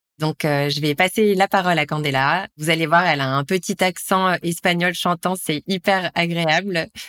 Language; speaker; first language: French; native; French